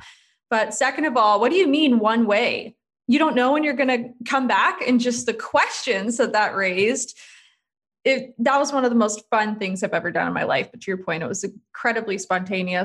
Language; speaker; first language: English; native; English